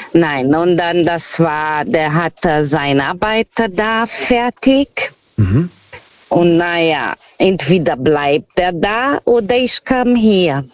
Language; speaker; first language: German; non-native, fluent; Portuguese